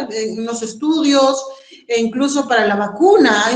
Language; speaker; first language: Spanish; native; Spanish